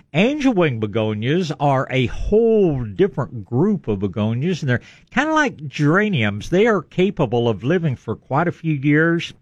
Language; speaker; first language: English; native; English